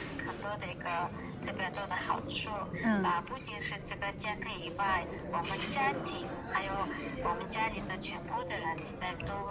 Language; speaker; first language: Chinese; non-native, fluent; Mongolian